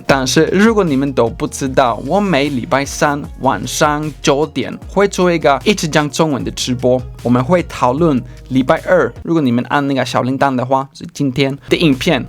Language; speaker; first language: Chinese; non-native, fluent; Swedish